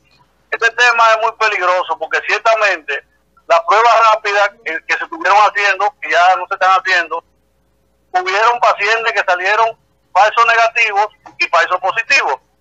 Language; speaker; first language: Spanish; native; Spanish